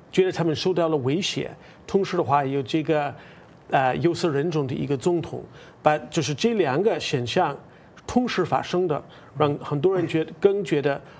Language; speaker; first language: Chinese; non-native, fluent; English